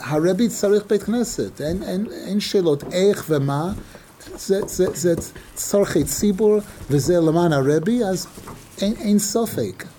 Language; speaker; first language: Hebrew; non-native, fluent; English